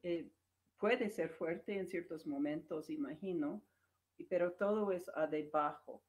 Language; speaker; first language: Spanish; non-native, fluent; English